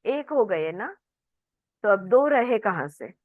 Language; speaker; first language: Hindi; non-native, local second language; Marathi